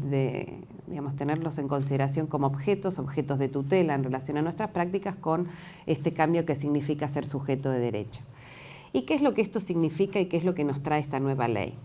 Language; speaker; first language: Spanish; native; Spanish